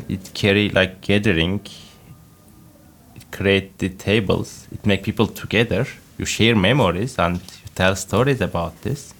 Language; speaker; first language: English; non-native, fluent; Turkish